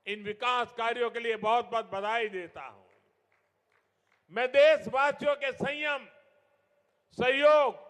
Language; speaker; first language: Hindi; non-native, local second language; Gujarati